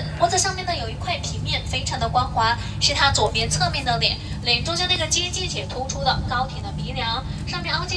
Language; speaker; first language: Chinese; native; Chinese